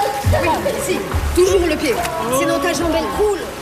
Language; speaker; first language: French; native; French